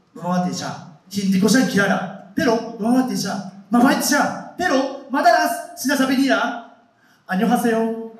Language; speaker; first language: Filipino; non-native, fluent; Japanese